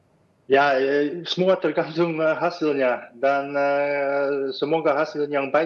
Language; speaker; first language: Indonesian; non-native, fluent; Dutch